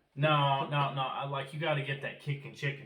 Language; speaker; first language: English; native; English